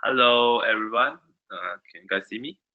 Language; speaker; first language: English; non-native, learner; Chinese